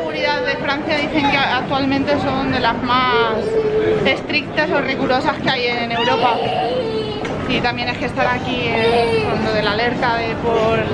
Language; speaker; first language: Spanish; native; Spanish